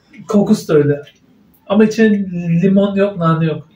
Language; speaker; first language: Turkish; native; Turkish